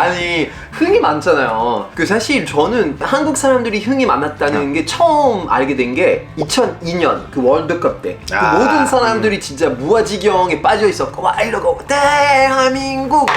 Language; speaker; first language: Korean; non-native, fluent; French